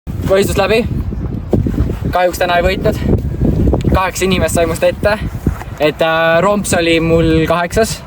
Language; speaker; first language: Estonian; native; Estonian